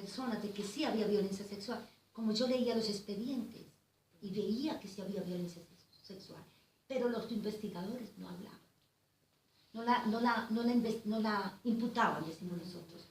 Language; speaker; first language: Spanish; native; Spanish